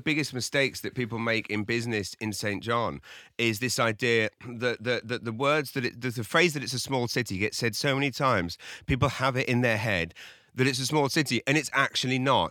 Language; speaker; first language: English; native; English